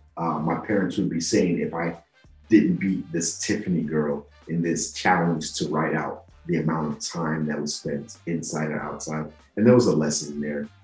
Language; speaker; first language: English; non-native, local second language; Yoruba